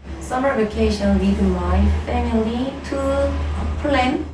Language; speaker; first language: English; non-native, learner; Korean